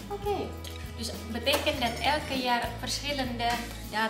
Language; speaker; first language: Dutch; non-native, learner; Indonesian